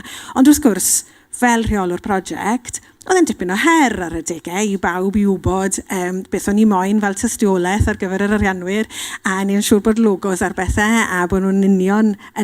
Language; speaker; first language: Welsh; native; Welsh